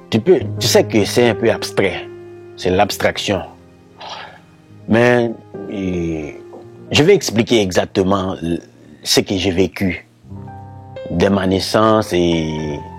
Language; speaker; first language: French; non-native, local second language; Haitian Creole